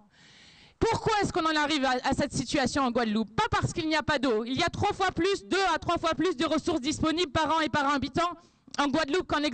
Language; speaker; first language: French; native; French